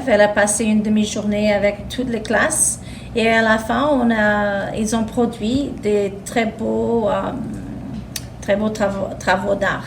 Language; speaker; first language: French; non-native, fluent; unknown